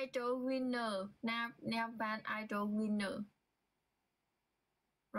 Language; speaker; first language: English; non-native, learner; Vietnamese